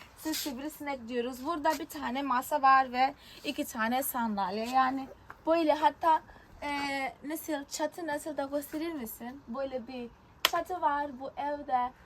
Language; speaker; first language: Turkish; non-native, fluent; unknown